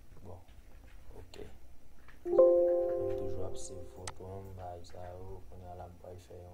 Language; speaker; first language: French; non-native, learner; Haitian Creole